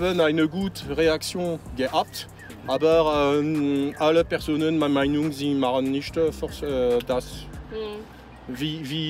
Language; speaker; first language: German; non-native, learner; French